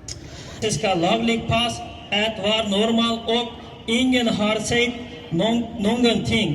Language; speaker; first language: Swedish; non-native, learner; Uyghur